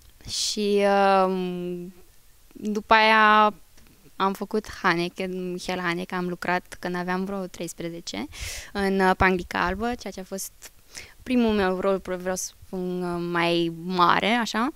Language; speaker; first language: Romanian; early bilingual, heritage; Romanian